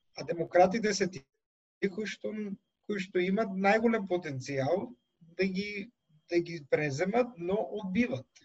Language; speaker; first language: Macedonian; native; Macedonian